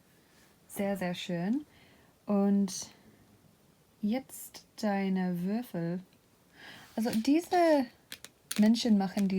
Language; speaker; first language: German; non-native, fluent; English